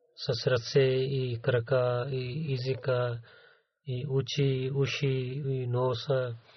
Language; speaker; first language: Bulgarian; non-native, learner; Urdu